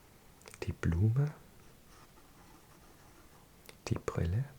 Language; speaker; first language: German; non-native, learner; English